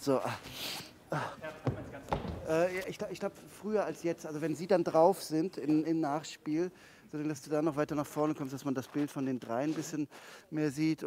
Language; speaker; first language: German; native; German